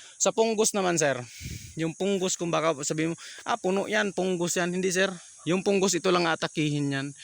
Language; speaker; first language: Filipino; native; Filipino